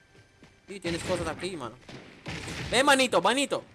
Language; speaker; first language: Spanish; non-native, learner; Portuguese